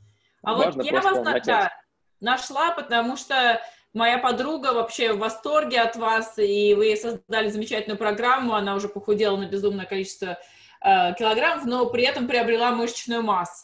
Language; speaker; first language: Russian; native; Russian